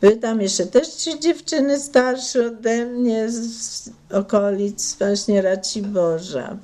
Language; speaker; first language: Polish; non-native, local second language; German